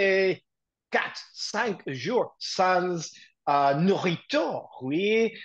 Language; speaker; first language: French; non-native, learner; English